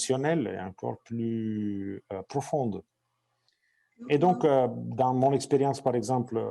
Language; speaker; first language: French; non-native, fluent; Italian